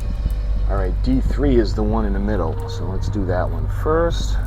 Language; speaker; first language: English; native; English